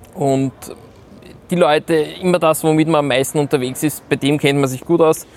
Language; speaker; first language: German; native; German